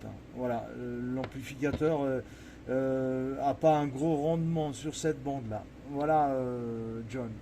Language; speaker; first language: French; native; French